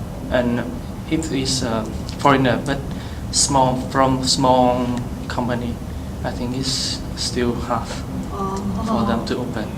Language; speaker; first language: English; non-native, learner; Vietnamese